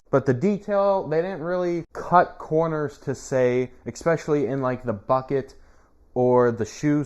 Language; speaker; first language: English; native; English